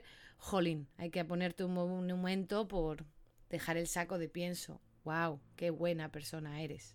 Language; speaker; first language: Spanish; native; Spanish